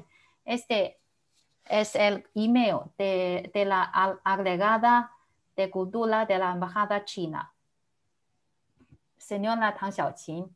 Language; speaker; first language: Spanish; non-native, fluent; Chinese